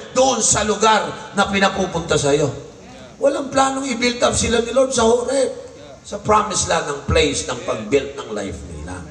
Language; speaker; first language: Filipino; native; Filipino